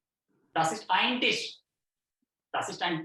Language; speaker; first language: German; non-native, learner; Hindi